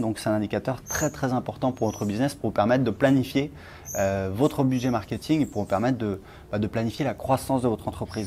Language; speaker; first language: French; native; French